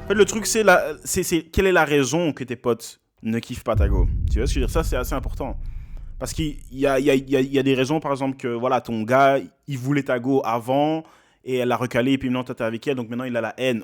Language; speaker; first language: French; native; French